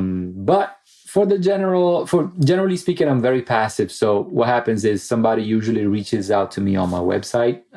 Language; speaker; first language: English; non-native, fluent; Italian